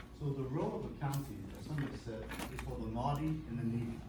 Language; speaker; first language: English; non-native, local second language; Cantonese